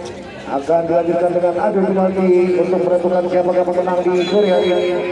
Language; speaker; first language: Indonesian; native; Indonesian